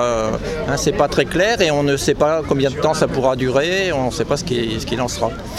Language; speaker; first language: French; native; French